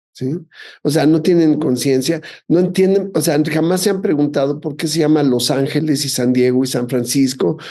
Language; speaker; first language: Spanish; native; Spanish